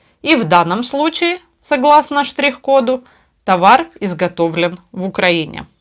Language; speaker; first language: Russian; native; Russian